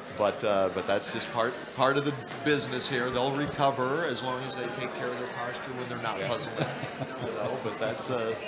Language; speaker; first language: English; native; English